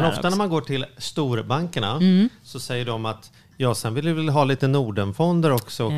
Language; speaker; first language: Swedish; native; Swedish